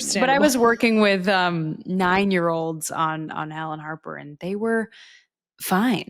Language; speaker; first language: English; native; English